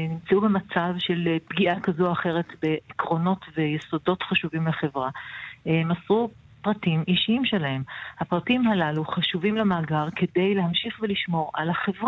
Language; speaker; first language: Hebrew; native; Hebrew